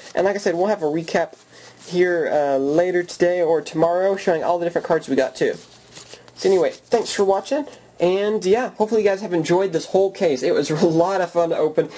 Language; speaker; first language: English; native; English